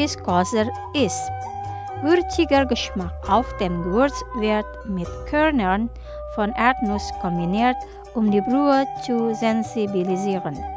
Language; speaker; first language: German; non-native, learner; Indonesian